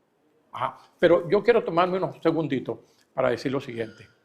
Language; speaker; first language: Spanish; native; Spanish